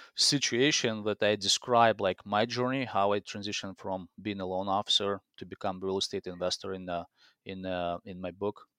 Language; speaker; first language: English; non-native, fluent; Russian